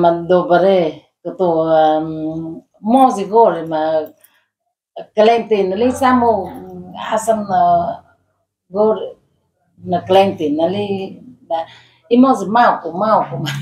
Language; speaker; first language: Bulgarian; non-native, learner; Vietnamese